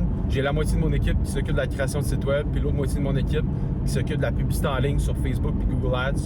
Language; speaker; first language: French; native; French